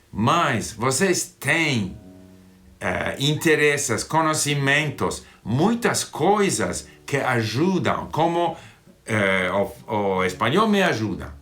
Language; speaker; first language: Portuguese; non-native, fluent; English